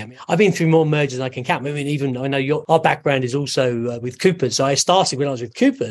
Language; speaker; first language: English; native; English